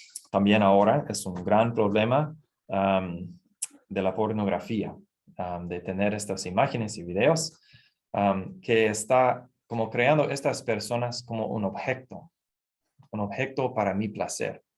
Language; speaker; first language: Spanish; non-native, fluent; English